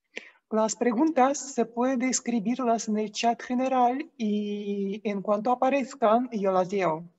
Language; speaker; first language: Spanish; non-native, fluent; Russian